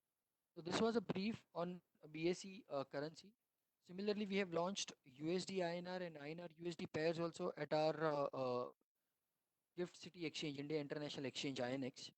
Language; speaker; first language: English; non-native, local second language; Hindi